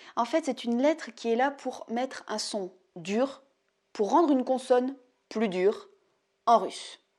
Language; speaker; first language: French; native; French